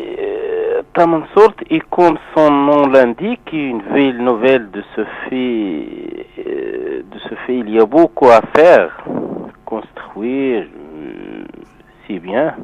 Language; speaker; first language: French; non-native, local second language; Arabic